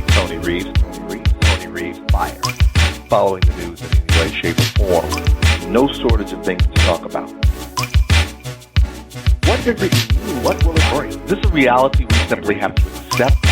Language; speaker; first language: English; native; English